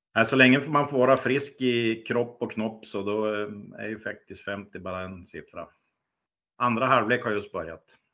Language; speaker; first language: Swedish; native; Swedish